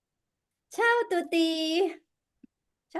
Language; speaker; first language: Italian; non-native, learner; Chinese